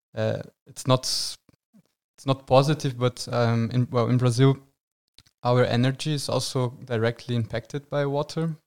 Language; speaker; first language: English; non-native, fluent; Portuguese